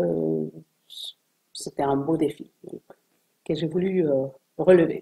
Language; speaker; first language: French; non-native, fluent; Spanish